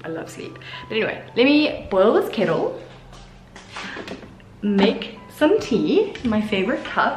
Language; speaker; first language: English; native; English